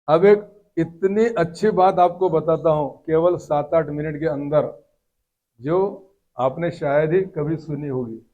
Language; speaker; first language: Hindi; non-native, local second language; Marathi